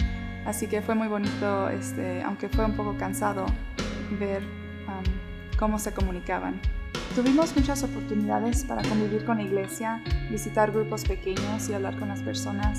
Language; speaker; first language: Spanish; early bilingual, heritage; Spanish